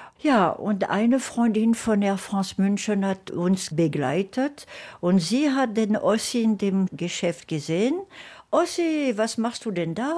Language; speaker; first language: German; non-native, fluent; French